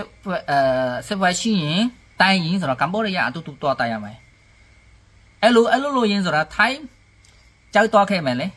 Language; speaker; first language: Burmese; non-native, learner; Khmer